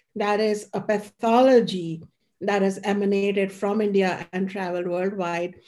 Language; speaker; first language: English; non-native, local second language; Hindi